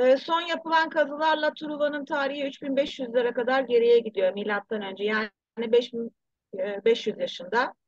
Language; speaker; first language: Turkish; early bilingual, heritage; Turkish